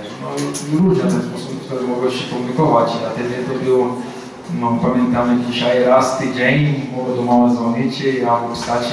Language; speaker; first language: Polish; non-native, learner; Portuguese